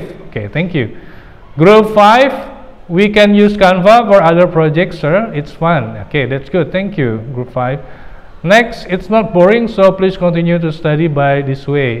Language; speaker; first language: English; non-native, fluent; Indonesian